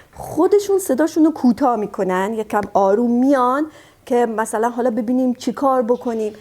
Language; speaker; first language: Persian; early bilingual, heritage; Persian